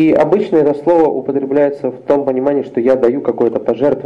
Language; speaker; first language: Russian; native; Russian